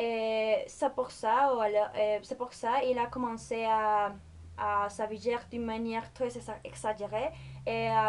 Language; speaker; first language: French; non-native, learner; Spanish